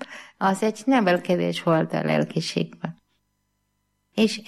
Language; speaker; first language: Hungarian; non-native, learner; Malayalam